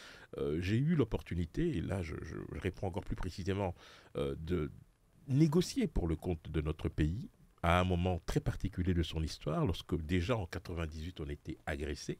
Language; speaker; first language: French; native; French